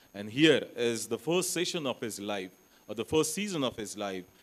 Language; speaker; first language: English; non-native, local second language; Marathi